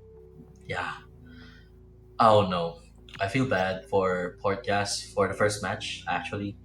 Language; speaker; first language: English; non-native, local second language; Filipino